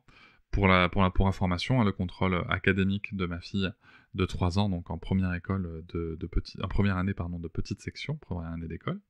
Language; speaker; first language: French; native; French